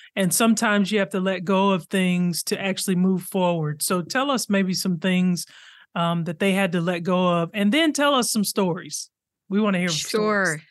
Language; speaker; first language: English; native; English